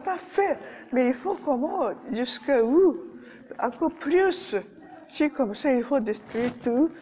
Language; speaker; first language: French; non-native, learner; Japanese